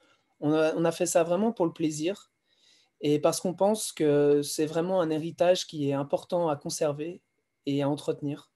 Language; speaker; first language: French; native; French